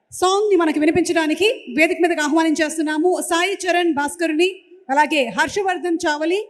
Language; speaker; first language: Telugu; native; Telugu